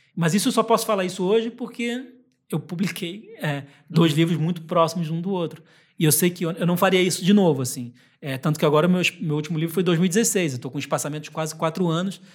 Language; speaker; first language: Portuguese; early bilingual, heritage; Portuguese